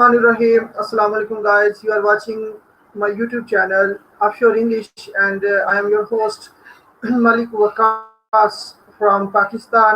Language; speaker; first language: English; non-native, fluent; Urdu